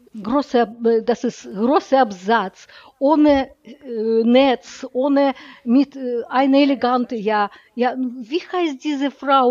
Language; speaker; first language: German; non-native, learner; Russian